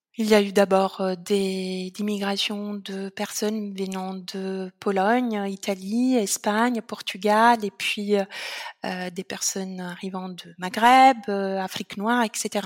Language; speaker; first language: French; non-native, fluent; Italian